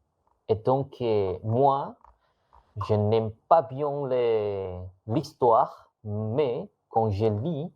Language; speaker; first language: French; non-native, learner; Indonesian